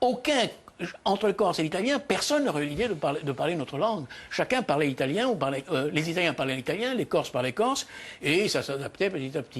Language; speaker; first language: French; native; French